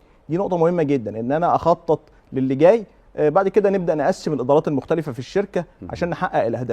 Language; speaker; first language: Arabic; native; Arabic